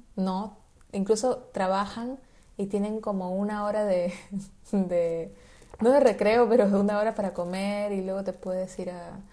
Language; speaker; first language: Spanish; native; Spanish